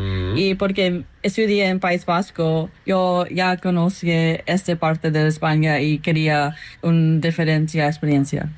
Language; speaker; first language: Spanish; non-native, learner; English